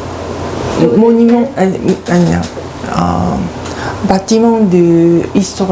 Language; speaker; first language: French; non-native, learner; Korean